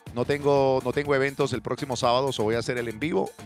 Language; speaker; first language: Spanish; native; Spanish